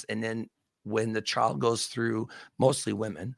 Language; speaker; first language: English; native; English